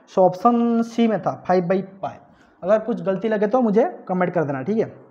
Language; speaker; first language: Hindi; non-native, local second language; Odia